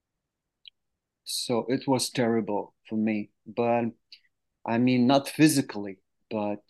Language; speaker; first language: English; non-native, fluent; Arabic